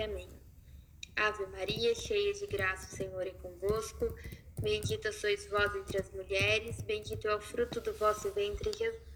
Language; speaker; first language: Portuguese; native; Portuguese